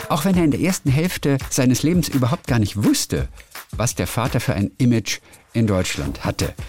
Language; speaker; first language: German; native; German